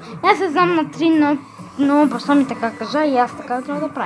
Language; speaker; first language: Bulgarian; early bilingual, heritage; Bulgarian